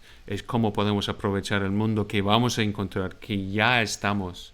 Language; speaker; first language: Spanish; non-native, fluent; English